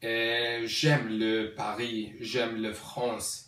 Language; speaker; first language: French; non-native, learner; Slovenian